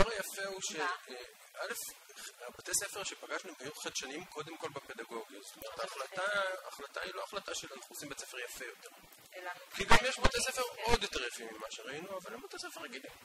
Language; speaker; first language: Hebrew; native; Hebrew